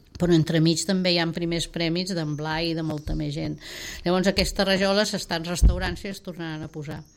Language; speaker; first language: Catalan; native; Catalan